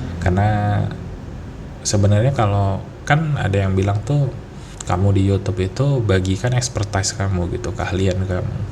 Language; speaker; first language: Indonesian; non-native, local second language; Malay